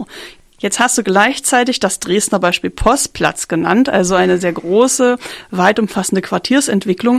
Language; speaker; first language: German; native; German